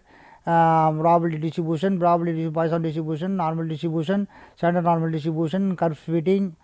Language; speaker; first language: Tamil; native; Tamil